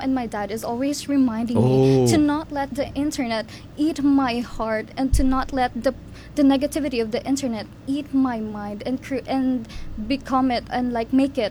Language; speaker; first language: English; non-native, local second language; Hiligaynon